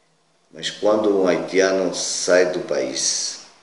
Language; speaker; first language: Portuguese; non-native, fluent; Spanish